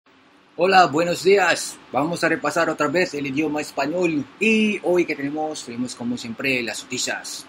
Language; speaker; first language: Spanish; non-native, learner; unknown